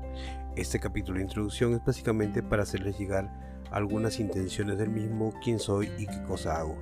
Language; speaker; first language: Spanish; native; Spanish